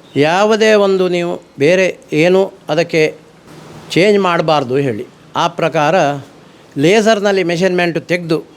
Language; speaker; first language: Kannada; non-native, local second language; Konkani